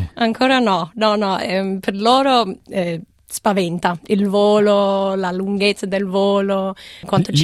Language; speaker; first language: Italian; non-native, fluent; English